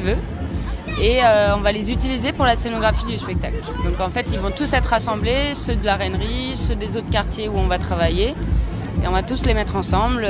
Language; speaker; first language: French; native; French